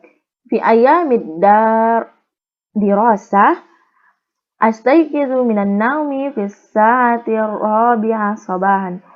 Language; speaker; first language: Arabic; non-native, learner; Indonesian